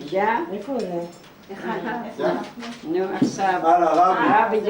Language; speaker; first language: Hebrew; non-native, fluent; Russian